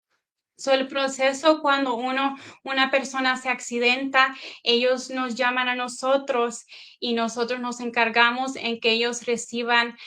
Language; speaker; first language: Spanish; early bilingual, heritage; Spanish